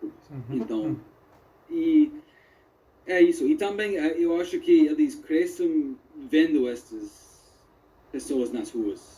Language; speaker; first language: Portuguese; non-native, fluent; English